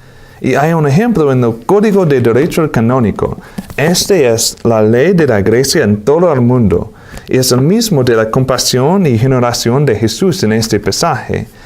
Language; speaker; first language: Spanish; non-native, fluent; English